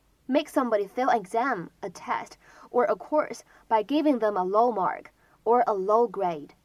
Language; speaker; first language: English; non-native, fluent; Chinese